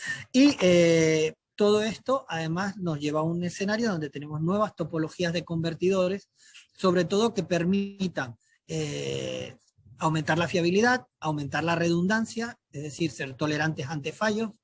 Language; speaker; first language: Spanish; native; Spanish